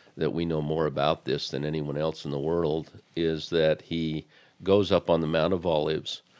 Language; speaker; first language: English; native; English